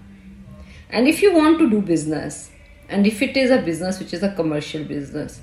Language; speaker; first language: English; non-native, local second language; Punjabi